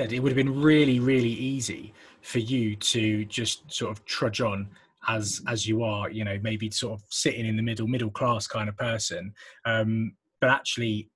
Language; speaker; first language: English; native; English